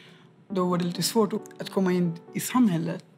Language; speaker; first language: Swedish; non-native, fluent; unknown